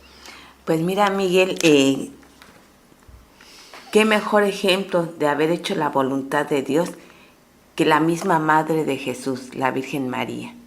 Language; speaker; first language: Spanish; native; Spanish